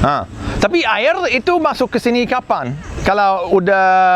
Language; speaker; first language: Indonesian; non-native, learner; English